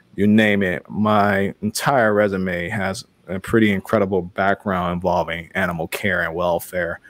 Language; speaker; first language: English; native; English